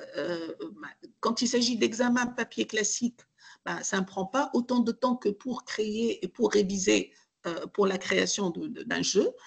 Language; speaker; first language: French; non-native, local second language; Arabic